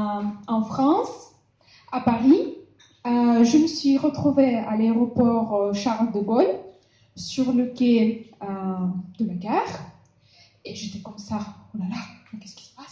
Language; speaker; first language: French; non-native, fluent; Russian